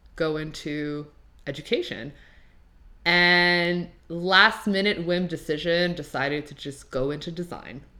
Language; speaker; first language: English; non-native, fluent; French